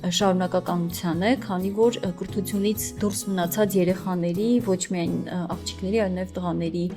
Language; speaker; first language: Armenian; non-native, local second language; Kurdish